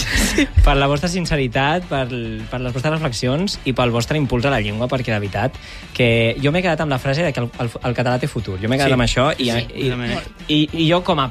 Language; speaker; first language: Catalan; native; Catalan